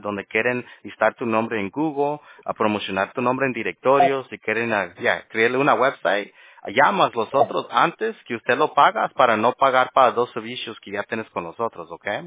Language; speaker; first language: Spanish; early bilingual, heritage; Spanish